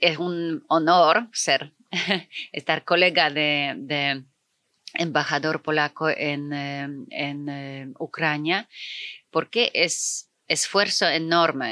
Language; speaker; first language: Spanish; non-native, fluent; Polish